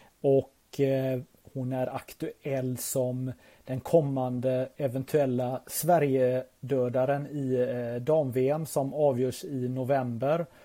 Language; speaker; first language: Swedish; native; Swedish